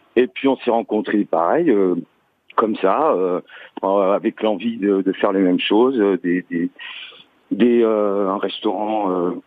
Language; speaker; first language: French; native; French